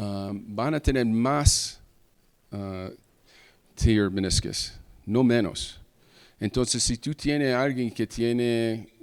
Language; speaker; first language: Spanish; early bilingual, heritage; English